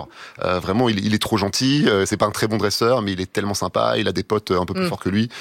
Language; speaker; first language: French; native; French